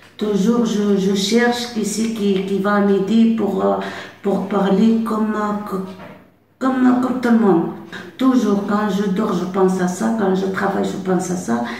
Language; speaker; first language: French; non-native, learner; Arabic